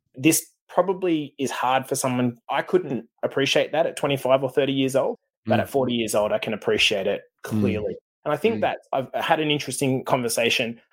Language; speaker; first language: English; native; English